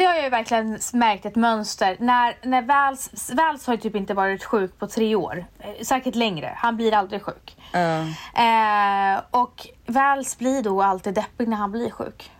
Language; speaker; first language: Swedish; native; Swedish